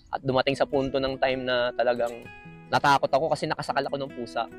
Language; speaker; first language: Filipino; native; Filipino